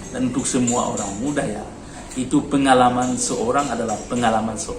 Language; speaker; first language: Indonesian; non-native, learner; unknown